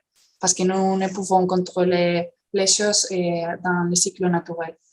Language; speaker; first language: French; non-native, fluent; Spanish